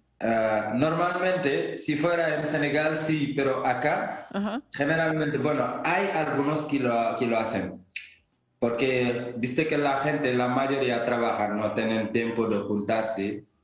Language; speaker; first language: Spanish; non-native, fluent; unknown